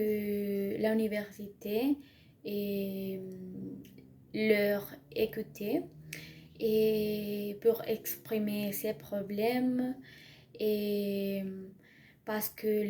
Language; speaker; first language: French; non-native, learner; Spanish